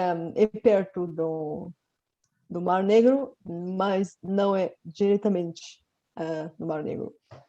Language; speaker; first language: Portuguese; non-native, fluent; Bulgarian